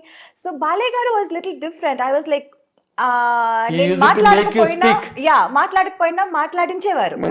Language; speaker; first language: Telugu; non-native, fluent; Tamil